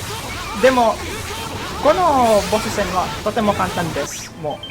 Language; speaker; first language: Japanese; non-native, learner; Filipino